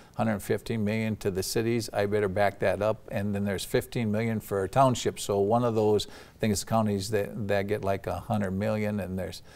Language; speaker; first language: English; native; English